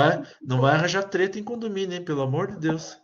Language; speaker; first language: Portuguese; native; Portuguese